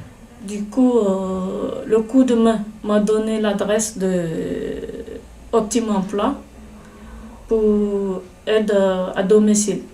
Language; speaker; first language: French; non-native, learner; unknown